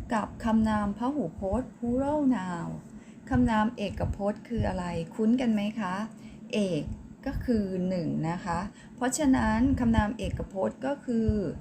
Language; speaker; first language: Thai; native; Thai